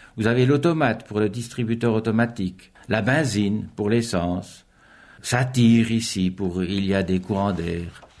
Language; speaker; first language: French; native; French